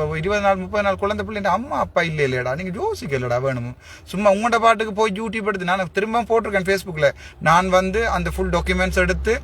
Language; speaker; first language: Tamil; native; Tamil